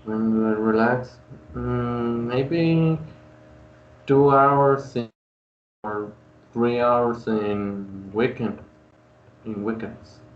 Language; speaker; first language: English; non-native, learner; Spanish